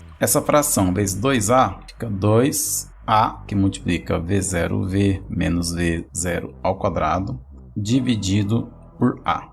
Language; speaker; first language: Portuguese; native; Portuguese